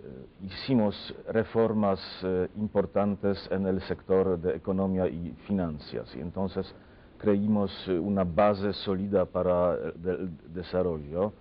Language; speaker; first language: Spanish; non-native, fluent; Polish